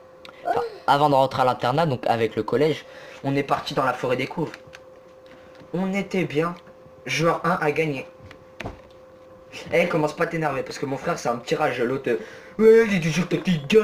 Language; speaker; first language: French; native; French